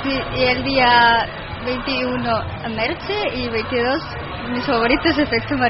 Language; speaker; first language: Spanish; non-native, learner; Russian